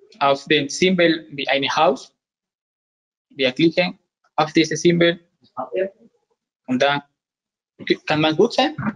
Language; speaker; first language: German; non-native, learner; Spanish